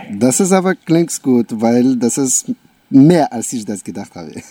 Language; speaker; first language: German; non-native, learner; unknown